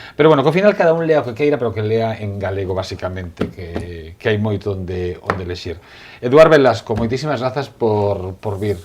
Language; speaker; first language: Galician; native; Galician